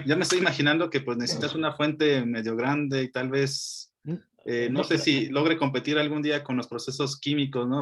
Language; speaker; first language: Spanish; native; Spanish